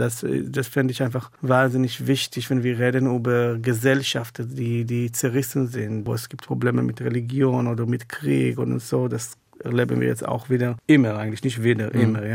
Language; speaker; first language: German; non-native, fluent; Hebrew